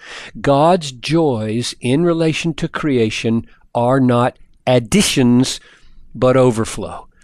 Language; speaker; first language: English; native; English